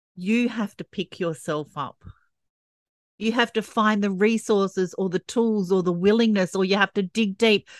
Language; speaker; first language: English; native; English